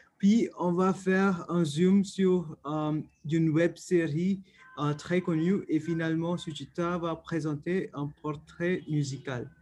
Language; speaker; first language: French; non-native, fluent; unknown